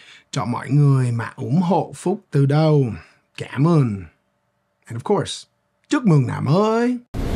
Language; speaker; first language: Vietnamese; non-native, fluent; English